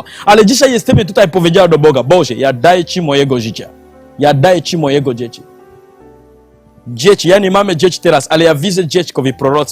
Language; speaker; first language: Polish; non-native, learner; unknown